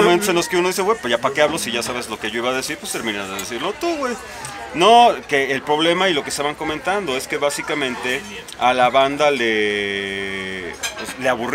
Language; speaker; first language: Spanish; native; Spanish